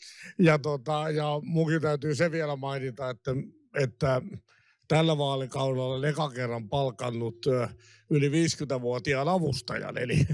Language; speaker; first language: Finnish; native; Finnish